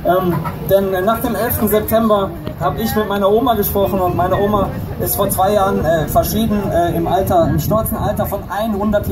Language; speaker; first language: German; native; German